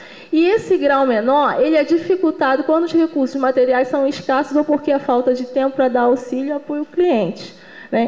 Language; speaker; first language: Portuguese; native; Portuguese